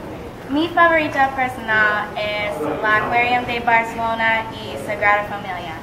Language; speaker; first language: Spanish; non-native, learner; English